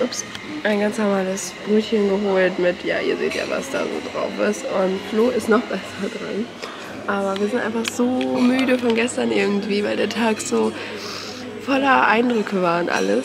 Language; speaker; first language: German; native; German